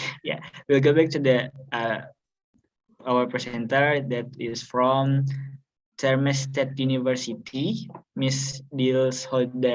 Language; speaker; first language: English; non-native, fluent; Indonesian